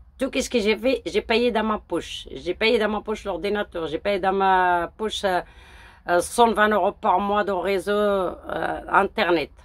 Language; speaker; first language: French; early bilingual, other home language; Arabic